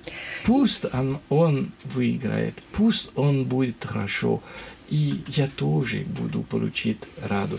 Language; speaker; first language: Russian; non-native, learner; French